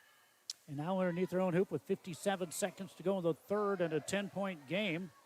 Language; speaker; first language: English; native; English